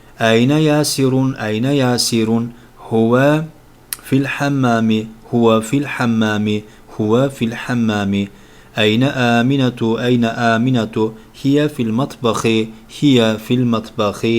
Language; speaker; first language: Arabic; non-native, fluent; Turkish